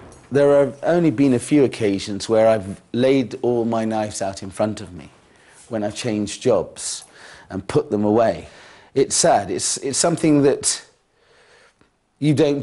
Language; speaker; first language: English; native; English